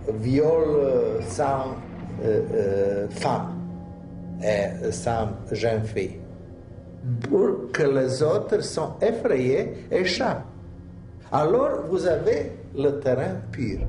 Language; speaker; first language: French; non-native, learner; Serbian